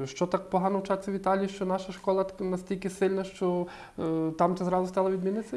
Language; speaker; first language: Ukrainian; native; Ukrainian